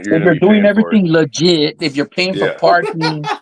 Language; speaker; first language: English; native; English